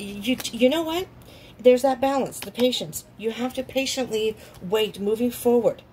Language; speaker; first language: English; native; English